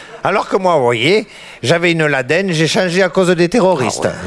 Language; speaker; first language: French; native; French